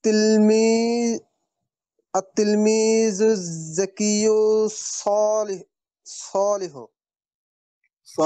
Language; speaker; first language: Arabic; non-native, learner; Bangla